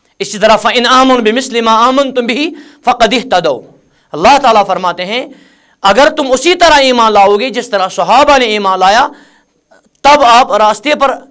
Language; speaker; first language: Urdu; non-native, local second language; Kashmiri